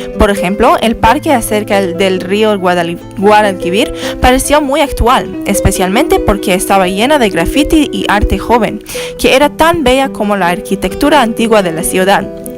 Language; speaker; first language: Spanish; non-native, learner; English